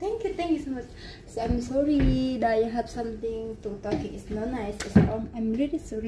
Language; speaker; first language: English; non-native, learner; Indonesian